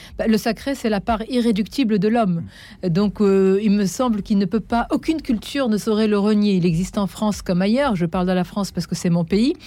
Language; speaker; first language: French; non-native, local second language; Arabic